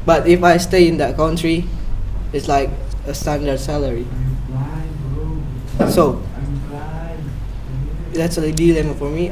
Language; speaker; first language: English; non-native, learner; Indonesian